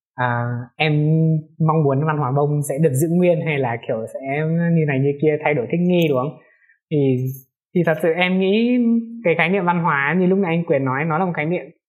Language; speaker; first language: Vietnamese; non-native, local second language; Hmong